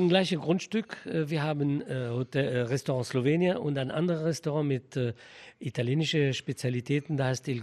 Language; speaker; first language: German; non-native, fluent; Arabic